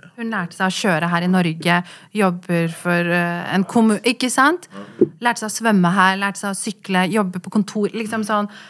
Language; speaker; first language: Norwegian; early bilingual, other home language; Kurdish